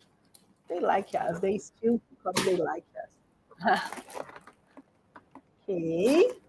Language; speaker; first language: English; non-native, learner; Portuguese